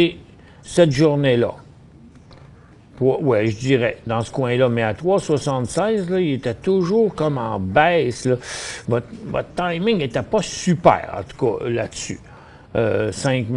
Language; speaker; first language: French; native; French